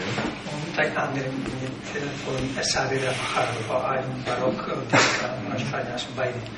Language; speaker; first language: German; non-native, fluent; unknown